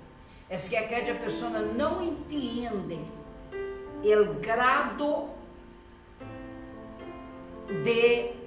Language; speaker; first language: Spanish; non-native, fluent; Portuguese